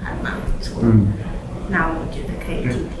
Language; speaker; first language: Chinese; native; Chinese